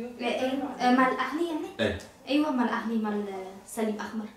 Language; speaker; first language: Arabic; non-native, learner; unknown